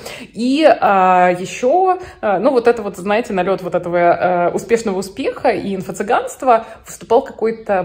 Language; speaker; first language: Russian; native; Russian